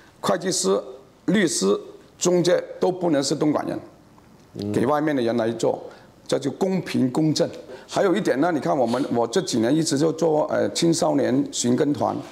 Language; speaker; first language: Chinese; native; Chinese